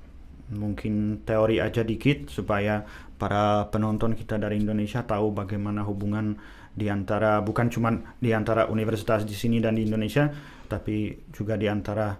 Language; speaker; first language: Indonesian; non-native, fluent; Czech